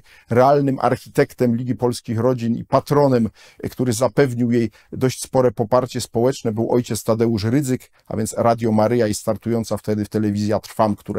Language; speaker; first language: Polish; native; Polish